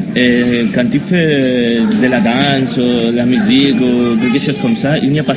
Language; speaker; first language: French; non-native, learner; Spanish